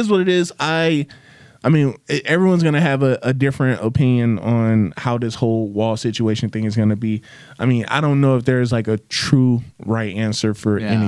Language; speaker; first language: English; native; English